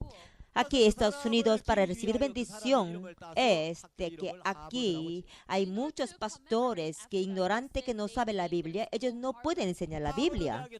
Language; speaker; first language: Spanish; non-native, fluent; Korean